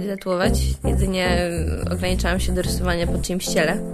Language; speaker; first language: Polish; native; Polish